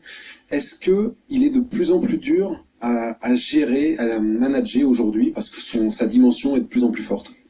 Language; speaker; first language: French; native; French